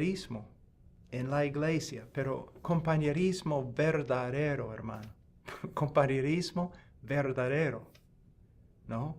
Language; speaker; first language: Spanish; non-native, fluent; English